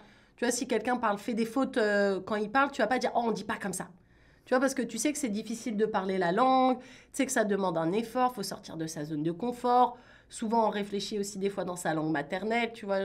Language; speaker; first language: French; native; French